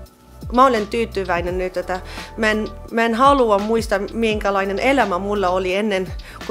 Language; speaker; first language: Finnish; non-native, learner; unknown